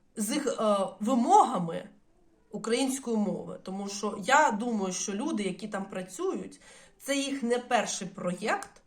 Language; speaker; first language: Ukrainian; non-native, local second language; Russian